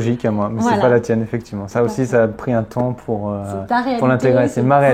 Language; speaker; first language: French; native; French